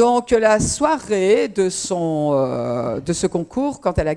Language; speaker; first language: French; native; French